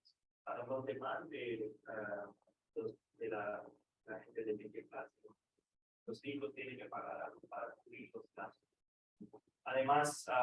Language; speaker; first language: Spanish; non-native, fluent; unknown